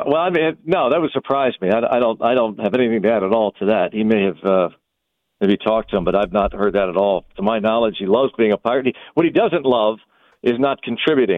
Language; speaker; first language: English; native; English